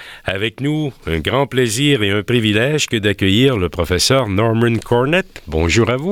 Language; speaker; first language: French; native; French